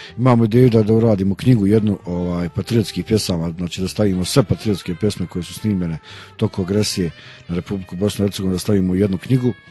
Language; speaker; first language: Bosnian; native; Bosnian